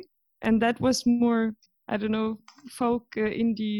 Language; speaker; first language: English; non-native, fluent; Swedish